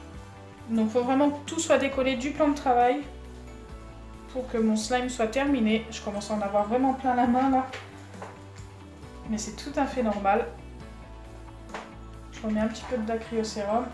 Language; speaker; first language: French; native; French